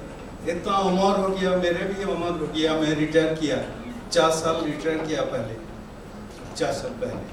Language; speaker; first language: Hindi; non-native, local second language; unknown